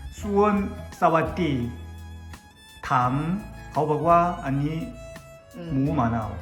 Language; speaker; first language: Thai; non-native, learner; Korean